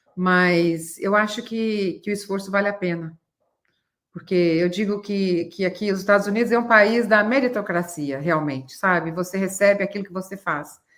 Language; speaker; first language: Portuguese; native; Portuguese